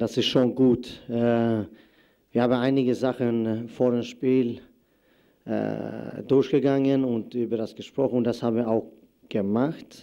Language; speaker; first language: German; non-native, fluent; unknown